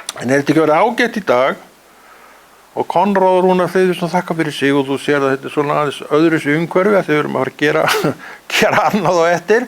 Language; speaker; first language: Icelandic; native; Icelandic